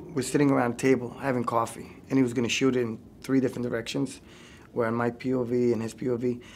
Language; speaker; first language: English; native; English